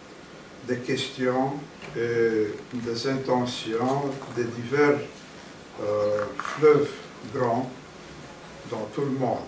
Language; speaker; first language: French; non-native, fluent; Romanian